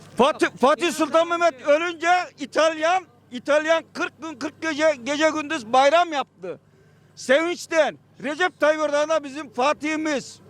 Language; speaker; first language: Turkish; native; Turkish